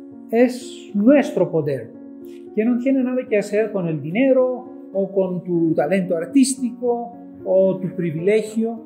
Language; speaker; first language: Spanish; non-native, fluent; Greek